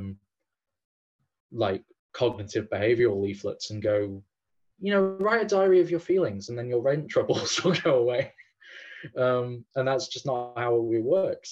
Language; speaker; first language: English; native; English